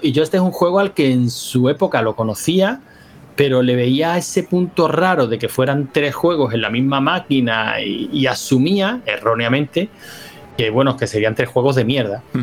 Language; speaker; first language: Spanish; native; Spanish